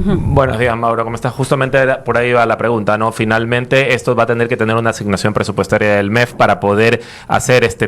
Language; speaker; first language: Spanish; native; Spanish